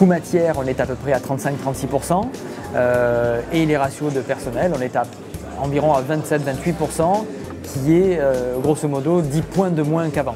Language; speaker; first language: French; native; French